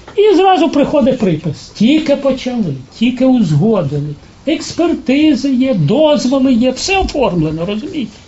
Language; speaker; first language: Ukrainian; native; Ukrainian